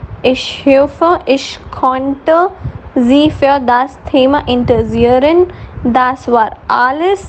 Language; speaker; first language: German; non-native, learner; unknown